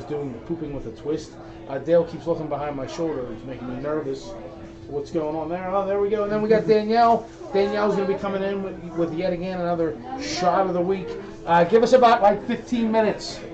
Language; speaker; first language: English; native; English